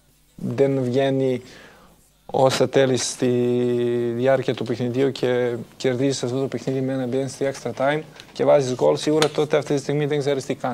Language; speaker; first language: Greek; non-native, fluent; Serbian